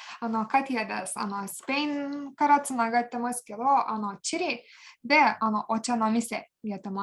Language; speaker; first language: Japanese; non-native, fluent; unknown